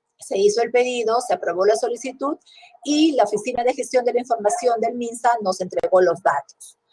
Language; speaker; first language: Spanish; native; Spanish